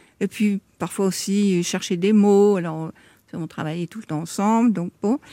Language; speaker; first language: French; native; French